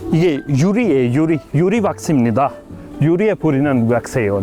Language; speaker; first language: Korean; non-native, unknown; Punjabi